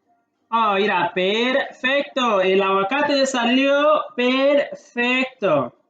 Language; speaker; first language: Spanish; early bilingual, heritage; English